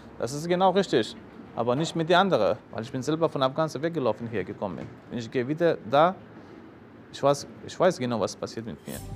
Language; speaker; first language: German; non-native, learner; Persian